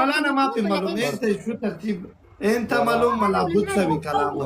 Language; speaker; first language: Arabic; non-native, learner; Pashto